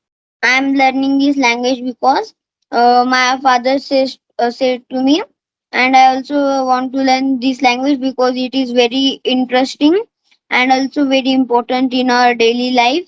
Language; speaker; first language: English; non-native, learner; Marathi